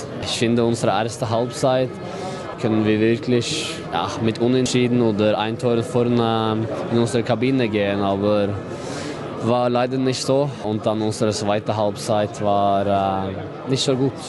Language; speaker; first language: German; non-native, fluent; Norwegian